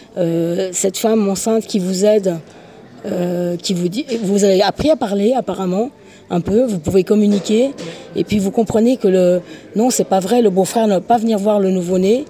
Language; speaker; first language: French; native; French